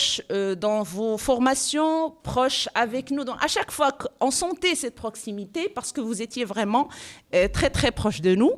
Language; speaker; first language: French; non-native, local second language; Arabic